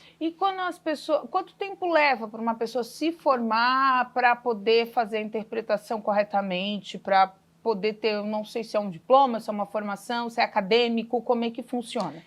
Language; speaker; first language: Portuguese; native; Portuguese